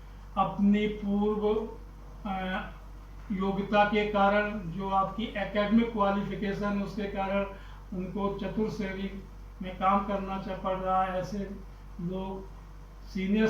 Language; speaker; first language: Hindi; native; Hindi